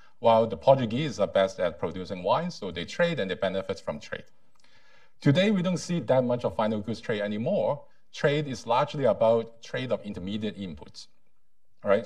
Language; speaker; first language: English; non-native, local second language; Cantonese